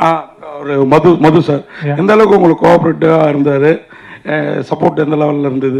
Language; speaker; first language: Tamil; native; Tamil